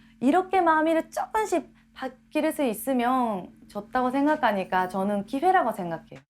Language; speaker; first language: Korean; non-native, fluent; Japanese